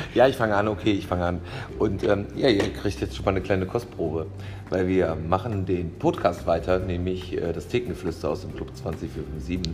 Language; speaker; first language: German; native; German